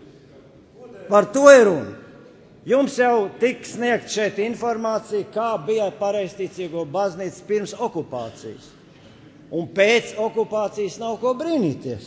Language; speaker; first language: Latvian; native; Latvian